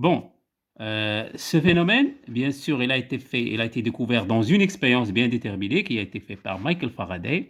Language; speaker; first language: French; non-native, local second language; Arabic